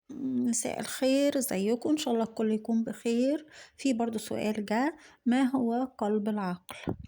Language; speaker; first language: Arabic; native; Arabic